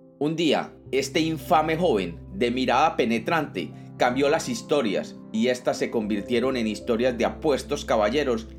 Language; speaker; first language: Spanish; native; Spanish